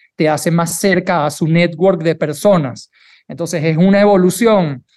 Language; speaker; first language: Spanish; native; Spanish